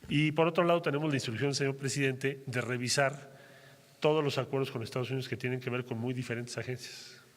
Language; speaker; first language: Spanish; native; Spanish